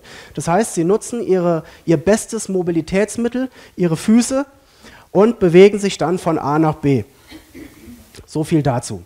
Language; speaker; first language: German; native; German